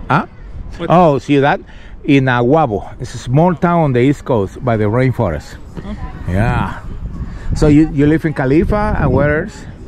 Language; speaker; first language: English; non-native, fluent; Spanish